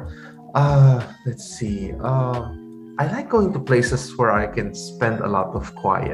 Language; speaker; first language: English; non-native, local second language; Pampanga